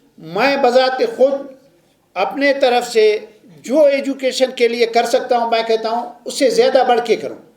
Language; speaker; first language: Urdu; non-native, local second language; Baluchi